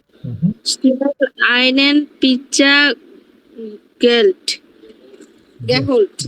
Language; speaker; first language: German; non-native, learner; Bangla